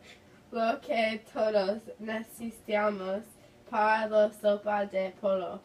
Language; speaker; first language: Spanish; non-native, learner; English